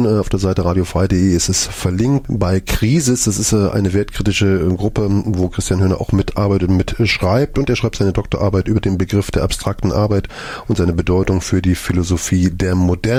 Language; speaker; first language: German; native; German